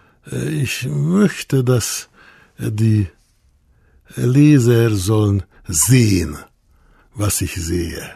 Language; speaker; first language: German; non-native, fluent; Hungarian